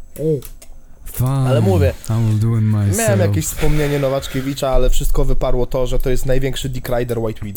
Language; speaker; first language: Polish; native; Polish